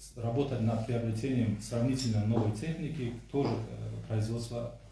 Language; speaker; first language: Russian; non-native, local second language; Tajik